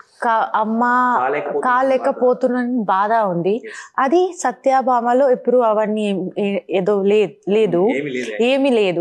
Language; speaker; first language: Telugu; non-native, learner; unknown